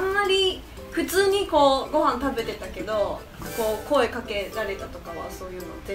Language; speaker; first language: Japanese; non-native, fluent; Chinese